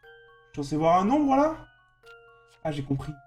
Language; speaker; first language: French; native; French